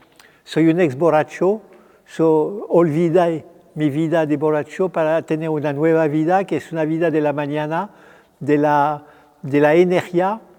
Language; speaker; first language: Spanish; non-native, fluent; French